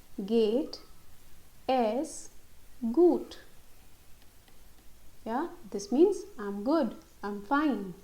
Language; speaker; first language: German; non-native, fluent; Hindi